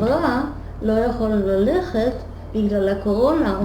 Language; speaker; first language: Hebrew; non-native, fluent; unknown